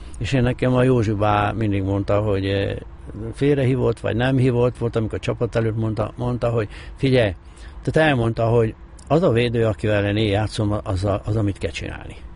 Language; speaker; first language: Hungarian; native; Hungarian